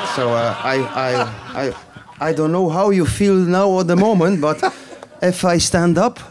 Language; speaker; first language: English; non-native, fluent; Dutch